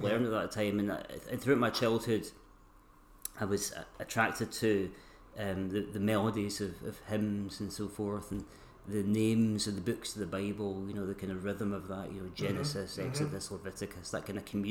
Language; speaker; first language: English; native; English